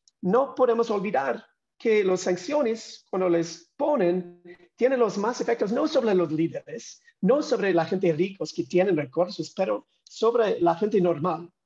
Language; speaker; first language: Spanish; non-native, fluent; English